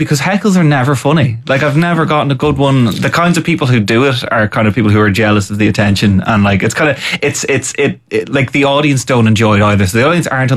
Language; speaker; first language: English; native; English